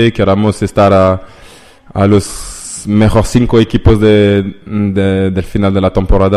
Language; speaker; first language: Spanish; non-native, learner; French